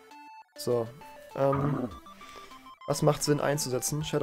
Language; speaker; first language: German; native; German